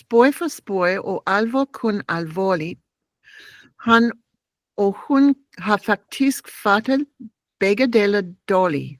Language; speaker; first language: Danish; non-native, learner; English